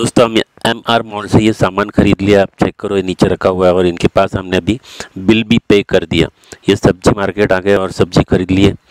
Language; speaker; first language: Hindi; non-native, local second language; Marathi